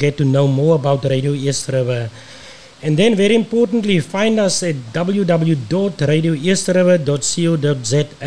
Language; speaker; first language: English; non-native, local second language; Afrikaans